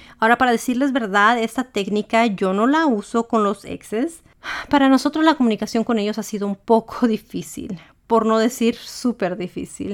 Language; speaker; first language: Spanish; early bilingual, heritage; Spanish